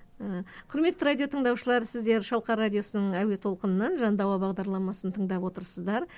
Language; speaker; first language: Kazakh; native; Kazakh